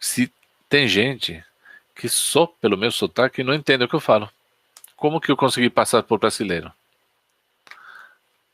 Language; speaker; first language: Portuguese; non-native, fluent; Spanish